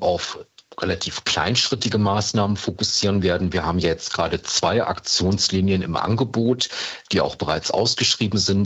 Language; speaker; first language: German; native; German